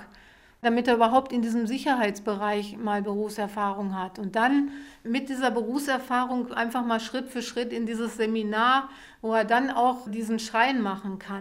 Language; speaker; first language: German; native; German